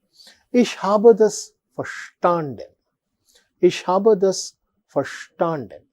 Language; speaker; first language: German; non-native, fluent; Telugu